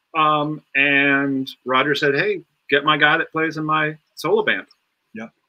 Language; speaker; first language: English; native; English